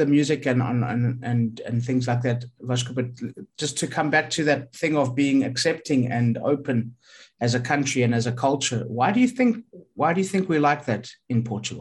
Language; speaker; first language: English; native; English